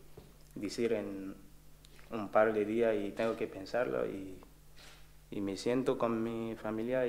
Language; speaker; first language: Spanish; non-native, learner; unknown